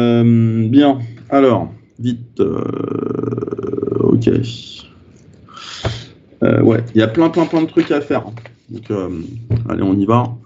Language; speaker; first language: French; native; French